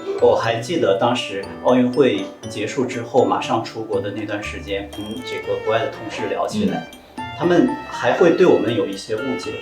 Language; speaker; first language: Chinese; native; Chinese